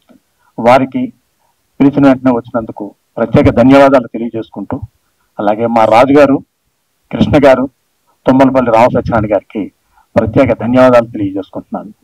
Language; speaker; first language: Telugu; native; Telugu